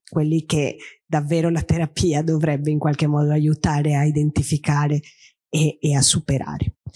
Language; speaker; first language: Italian; non-native, fluent; Spanish